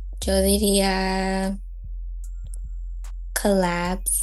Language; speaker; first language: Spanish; early bilingual, heritage; Spanish